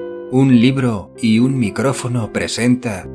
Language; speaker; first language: Spanish; native; Spanish